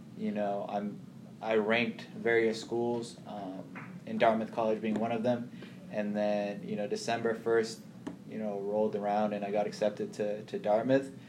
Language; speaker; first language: English; early bilingual, other home language; Somali